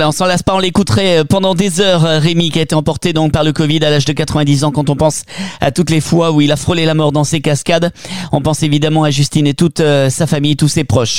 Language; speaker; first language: French; native; French